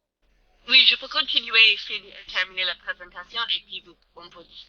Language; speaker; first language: French; non-native, learner; English